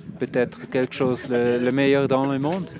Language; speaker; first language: French; non-native, local second language; German